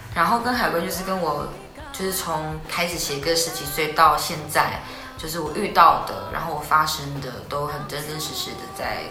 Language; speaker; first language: Chinese; native; Chinese